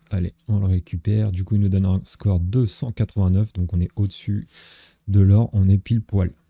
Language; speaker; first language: French; native; French